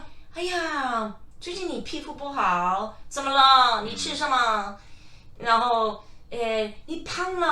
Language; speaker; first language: Chinese; non-native, fluent; English